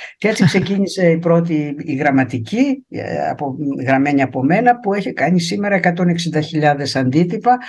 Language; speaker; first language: Greek; native; Greek